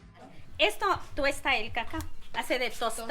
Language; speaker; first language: Spanish; native; Spanish